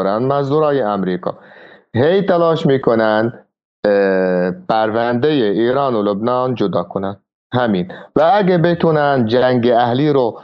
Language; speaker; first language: Persian; non-native, fluent; Arabic